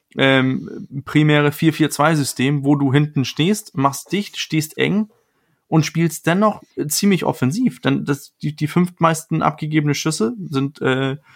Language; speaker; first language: German; non-native, fluent; Danish